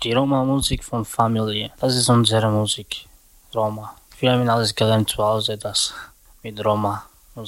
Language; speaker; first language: German; non-native, learner; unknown